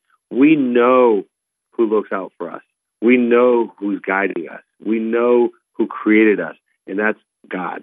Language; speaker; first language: English; non-native, fluent; Spanish